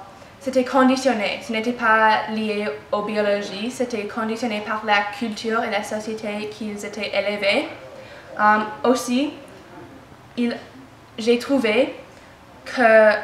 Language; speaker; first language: French; non-native, learner; English